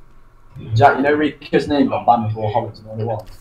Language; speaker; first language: English; native; English